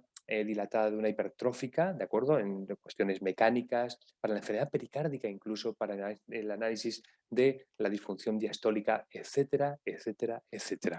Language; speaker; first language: Spanish; native; Spanish